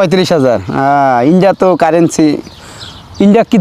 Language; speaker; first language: Hindi; non-native, learner; Bangla